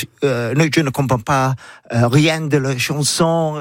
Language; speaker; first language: French; non-native, learner; English